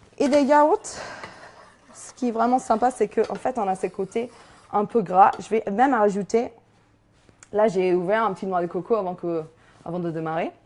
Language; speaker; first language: French; non-native, fluent; English